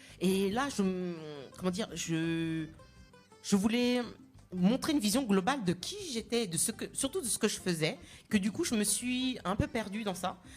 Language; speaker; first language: French; non-native, local second language; Malagasy